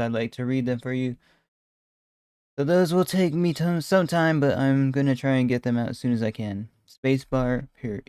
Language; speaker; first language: English; native; English